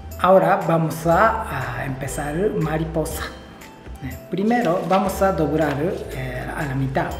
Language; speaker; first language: Spanish; non-native, learner; Japanese